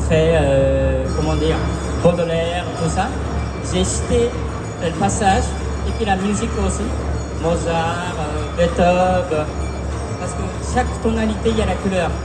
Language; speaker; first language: French; non-native, fluent; Japanese